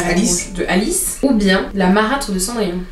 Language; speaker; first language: French; native; French